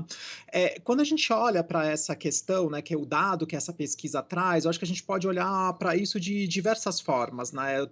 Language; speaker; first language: Portuguese; native; Portuguese